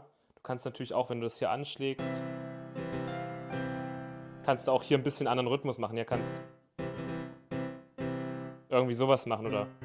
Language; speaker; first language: German; native; German